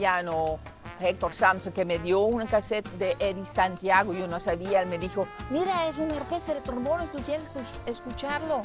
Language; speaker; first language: Spanish; non-native, fluent; Dutch